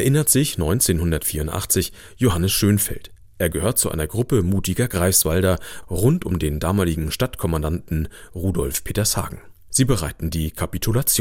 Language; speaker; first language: German; native; German